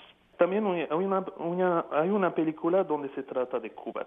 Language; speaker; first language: Spanish; non-native, fluent; French